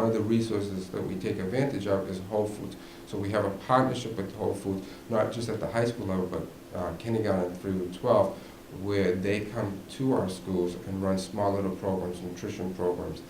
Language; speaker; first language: English; native; English